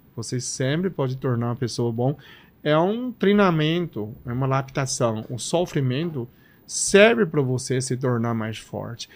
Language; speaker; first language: Portuguese; non-native, fluent; Chinese